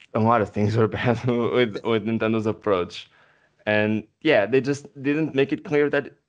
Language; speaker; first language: English; non-native, fluent; Portuguese